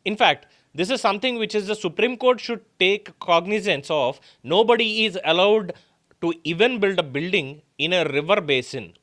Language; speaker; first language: English; non-native, local second language; Telugu